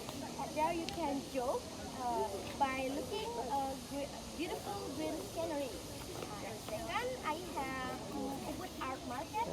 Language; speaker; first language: English; non-native, learner; Indonesian